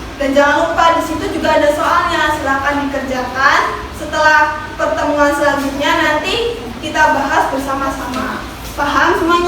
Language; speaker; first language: Indonesian; native; Indonesian